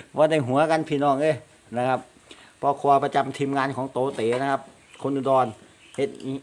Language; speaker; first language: Thai; native; Thai